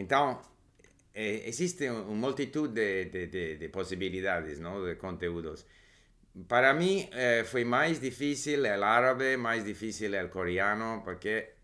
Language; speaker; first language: Spanish; non-native, fluent; English